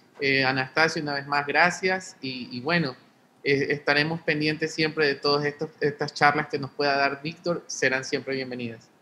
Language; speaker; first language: Spanish; native; Spanish